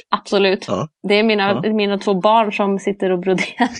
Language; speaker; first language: Swedish; native; Swedish